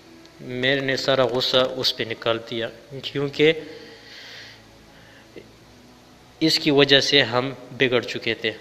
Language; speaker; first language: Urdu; non-native, local second language; Pashto